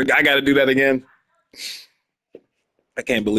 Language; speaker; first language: English; native; English